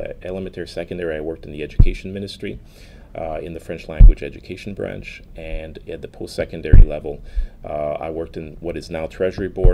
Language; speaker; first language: English; non-native, fluent; French